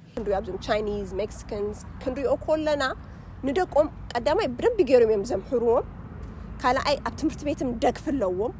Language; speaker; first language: Tigrinya; early bilingual, heritage; Tigrinya